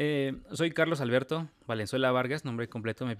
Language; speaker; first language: Spanish; native; Spanish